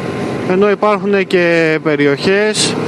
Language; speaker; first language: Greek; native; Greek